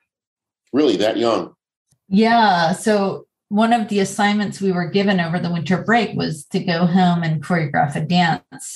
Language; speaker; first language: English; native; English